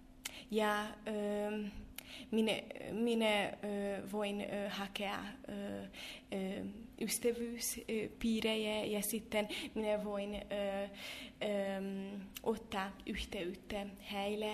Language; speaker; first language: Finnish; non-native, fluent; Hungarian